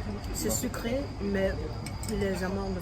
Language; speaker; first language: French; non-native, fluent; Dutch